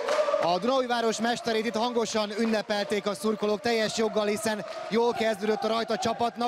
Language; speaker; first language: Hungarian; native; Hungarian